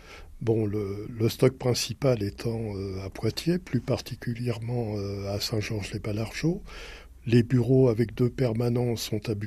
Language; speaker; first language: French; native; French